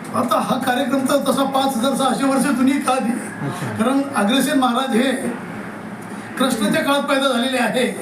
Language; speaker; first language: Marathi; non-native, local second language; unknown